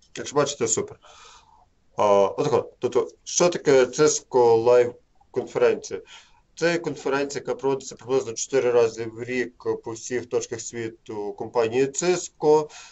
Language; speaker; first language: Ukrainian; native; Ukrainian